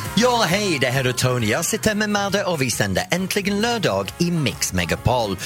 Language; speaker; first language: Swedish; non-native, fluent; English